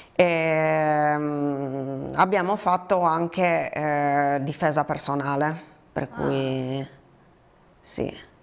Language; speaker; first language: Italian; native; Italian